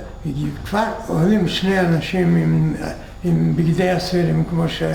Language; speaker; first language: Hebrew; non-native, fluent; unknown